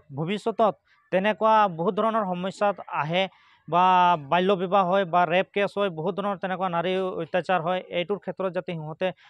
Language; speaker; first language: Assamese; non-native, local second language; Santali